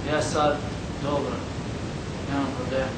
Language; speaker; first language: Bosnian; non-native, learner; Arabic